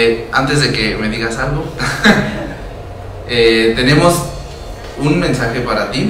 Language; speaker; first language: Spanish; native; Spanish